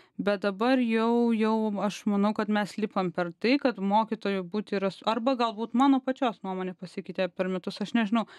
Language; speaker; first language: Lithuanian; native; Lithuanian